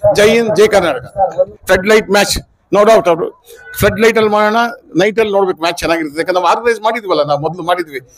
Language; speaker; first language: Kannada; native; Kannada